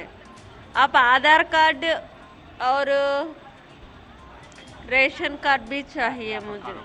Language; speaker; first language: Hindi; non-native, local second language; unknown